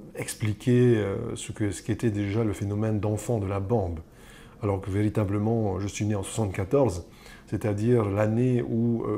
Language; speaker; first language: French; native; French